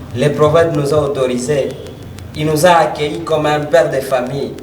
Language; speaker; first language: French; non-native, local second language; Swahili